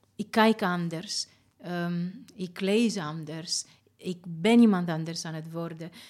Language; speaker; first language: Dutch; non-native, fluent; Romanian